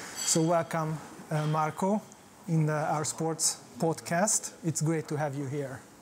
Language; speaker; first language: English; non-native, fluent; Hungarian